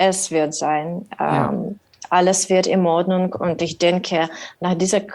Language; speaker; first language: German; non-native, learner; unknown